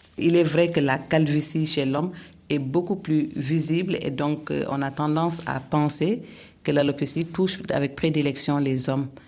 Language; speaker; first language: French; non-native, local second language; Wolof